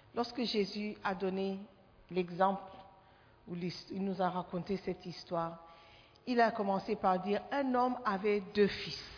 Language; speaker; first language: French; non-native, fluent; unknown